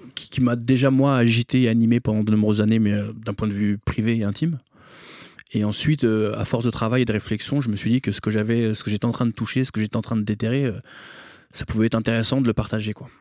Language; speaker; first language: French; native; French